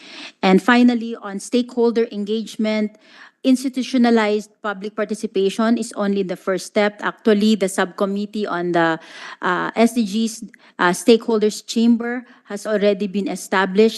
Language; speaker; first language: English; non-native, local second language; Filipino